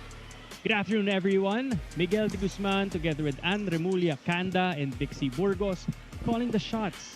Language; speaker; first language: English; non-native, local second language; Filipino